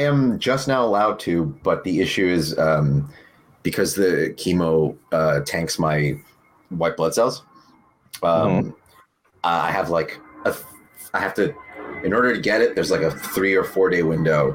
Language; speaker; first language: English; early bilingual, other home language; Spanish